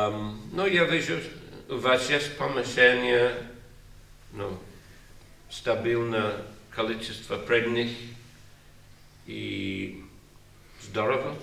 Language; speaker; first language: Russian; non-native, learner; English